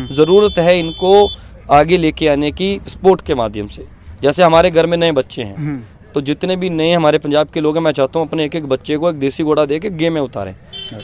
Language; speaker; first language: Hindi; native; Hindi